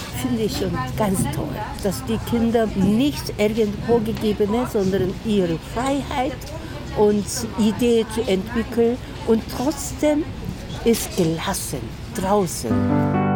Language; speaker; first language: German; non-native, learner; Korean